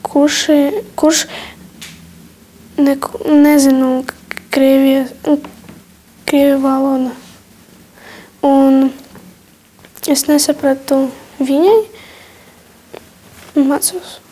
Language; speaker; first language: Latvian; non-native, learner; Russian